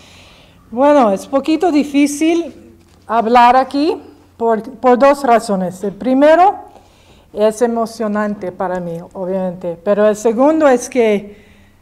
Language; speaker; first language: Spanish; early bilingual, heritage; English